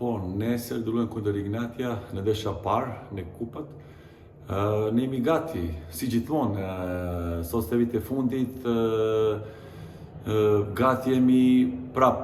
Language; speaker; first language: Albanian; non-native, learner; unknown